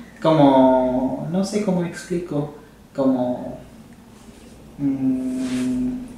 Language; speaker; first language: Spanish; non-native, learner; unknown